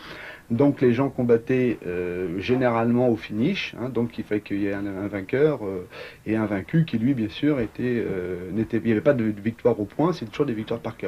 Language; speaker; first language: French; native; French